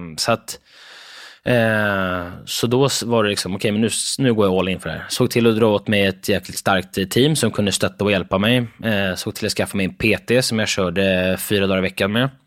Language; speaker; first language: Swedish; native; Swedish